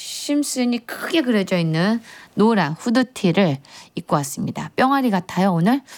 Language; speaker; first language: Korean; native; Korean